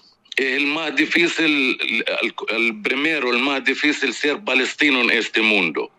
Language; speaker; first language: Spanish; non-native, fluent; Arabic